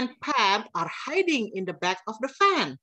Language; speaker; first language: English; non-native, fluent; Indonesian